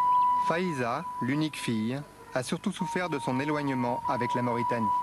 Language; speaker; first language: French; native; French